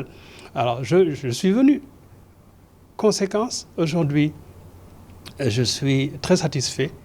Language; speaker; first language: French; non-native, local second language; Serer